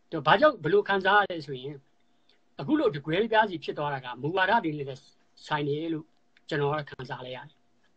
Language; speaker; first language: Burmese; native; Burmese